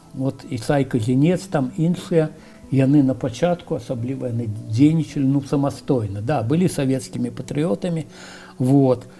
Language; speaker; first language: Belarusian; native; Belarusian